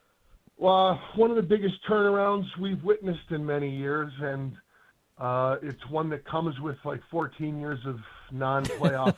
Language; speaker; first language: English; native; English